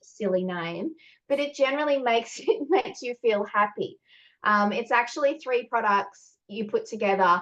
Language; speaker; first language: English; native; English